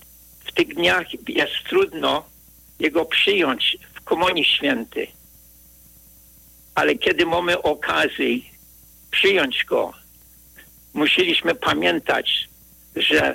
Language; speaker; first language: Polish; early bilingual, heritage; Polish